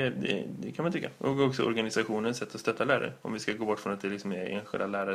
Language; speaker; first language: Swedish; native; Swedish